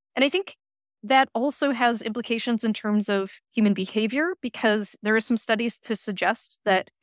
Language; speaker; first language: English; native; English